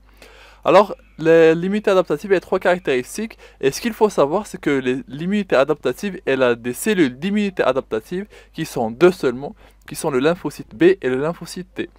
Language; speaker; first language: French; non-native, local second language; Arabic